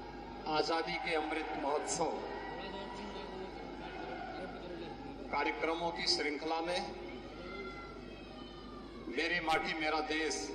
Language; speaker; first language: Hindi; native; Hindi